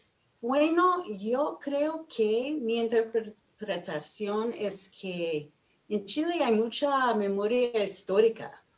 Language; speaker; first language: Spanish; non-native, fluent; English